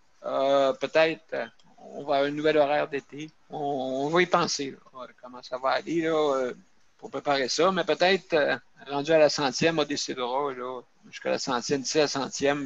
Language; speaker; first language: French; native; French